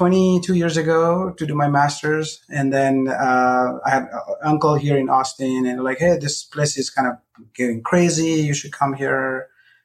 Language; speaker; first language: English; non-native, local second language; Nepali